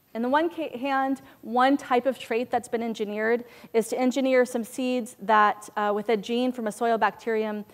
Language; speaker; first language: English; native; English